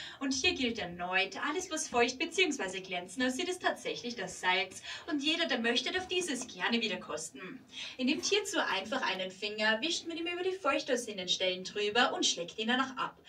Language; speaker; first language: German; native; German